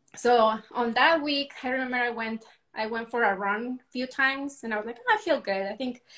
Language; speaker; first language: English; non-native, fluent; Spanish